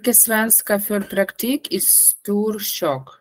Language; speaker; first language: Swedish; non-native, learner; Russian